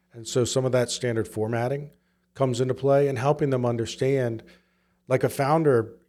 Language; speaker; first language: English; native; English